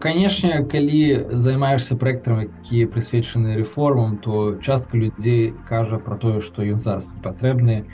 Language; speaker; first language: Russian; non-native, local second language; Belarusian